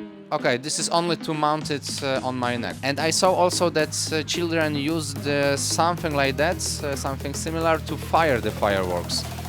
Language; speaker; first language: English; non-native, learner; Polish